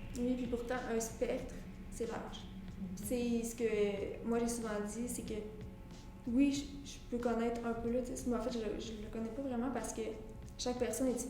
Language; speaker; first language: French; native; French